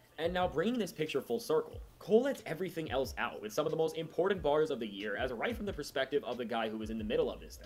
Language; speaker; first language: English; native; English